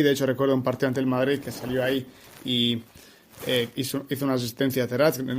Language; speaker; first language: Spanish; native; Spanish